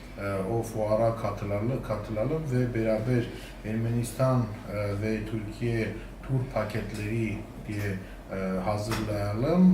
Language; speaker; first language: Turkish; non-native, fluent; Armenian